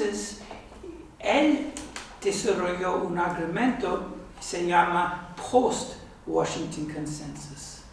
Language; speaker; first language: Spanish; non-native, fluent; English